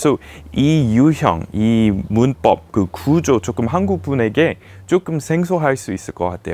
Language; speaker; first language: Korean; non-native, fluent; English